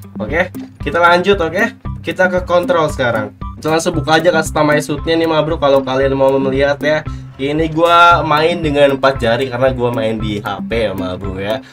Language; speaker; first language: Indonesian; native; Indonesian